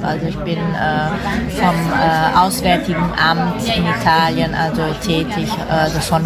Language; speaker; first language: German; non-native, fluent; Italian